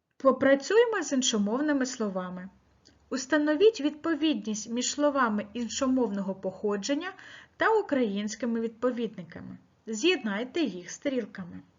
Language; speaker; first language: Ukrainian; native; Ukrainian